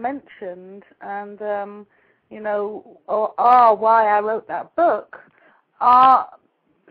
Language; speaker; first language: English; native; English